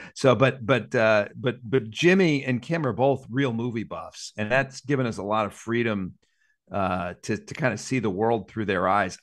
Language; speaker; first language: English; native; English